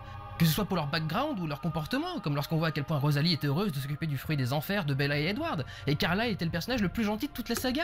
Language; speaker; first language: French; native; French